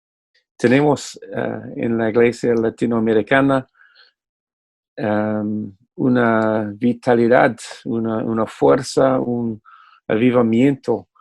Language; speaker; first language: Spanish; non-native, fluent; English